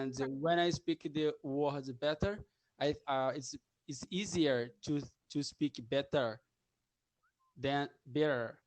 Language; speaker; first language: English; non-native, learner; Portuguese